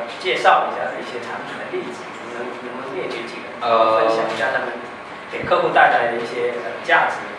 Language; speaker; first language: Chinese; native; Chinese